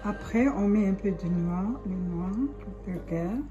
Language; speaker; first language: French; non-native, fluent; Arabic